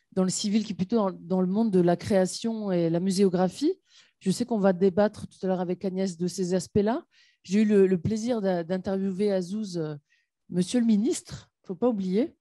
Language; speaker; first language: French; native; French